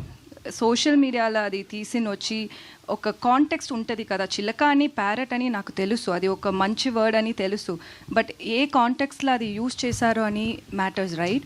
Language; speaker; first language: Telugu; non-native, learner; Tamil